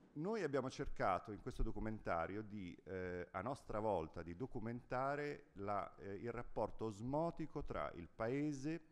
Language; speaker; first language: Italian; native; Italian